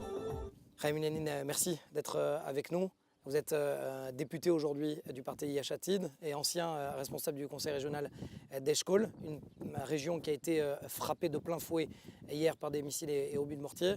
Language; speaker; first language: French; native; French